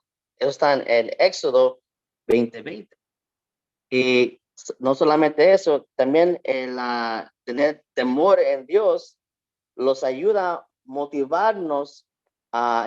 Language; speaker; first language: Spanish; early bilingual, heritage; Spanish